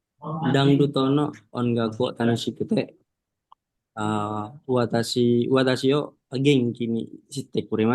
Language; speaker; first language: Japanese; non-native, learner; Indonesian